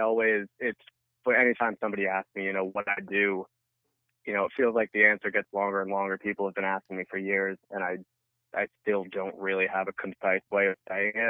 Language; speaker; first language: English; native; English